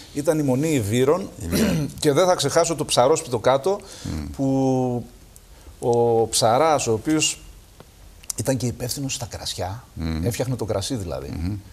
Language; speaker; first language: Greek; native; Greek